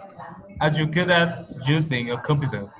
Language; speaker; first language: English; non-native, learner; Vietnamese